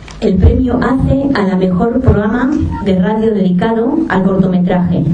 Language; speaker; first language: Spanish; native; Spanish